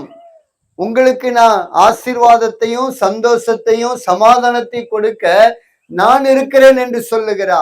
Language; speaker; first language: Tamil; native; Tamil